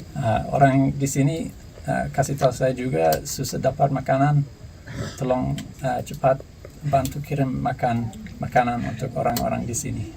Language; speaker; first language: Indonesian; non-native, fluent; English